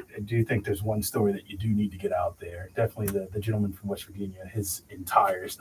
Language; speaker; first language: English; native; English